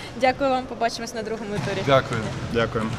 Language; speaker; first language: Ukrainian; native; Ukrainian